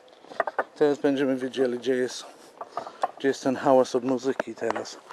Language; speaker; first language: Polish; non-native, fluent; English